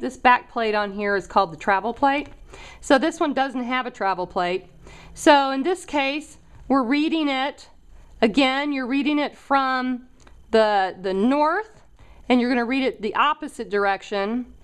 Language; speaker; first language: English; native; English